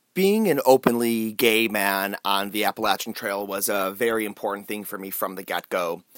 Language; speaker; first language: English; native; English